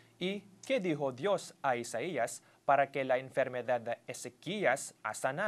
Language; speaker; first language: Spanish; non-native, fluent; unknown